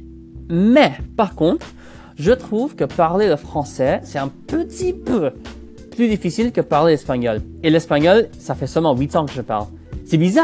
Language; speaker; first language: French; non-native, local second language; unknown